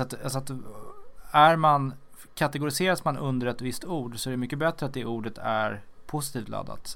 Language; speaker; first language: Swedish; native; Swedish